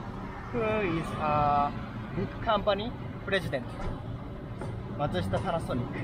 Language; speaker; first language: English; non-native, learner; Japanese